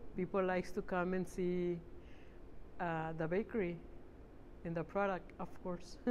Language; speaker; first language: English; non-native, fluent; Spanish